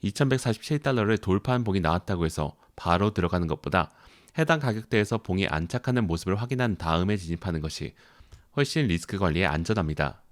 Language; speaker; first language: Korean; native; Korean